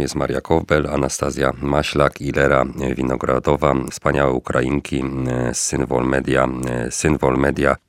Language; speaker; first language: Polish; native; Polish